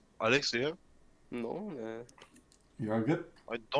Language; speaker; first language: English; non-native, learner; Turkish